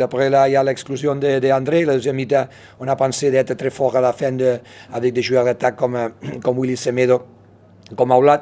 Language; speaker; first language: French; non-native, fluent; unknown